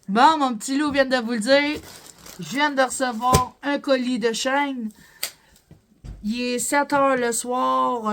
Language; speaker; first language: French; native; French